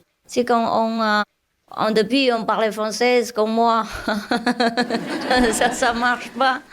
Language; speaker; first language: French; non-native, learner; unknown